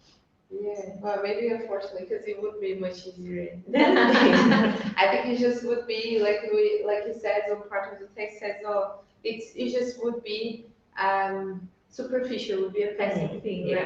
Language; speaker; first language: English; non-native, fluent; Portuguese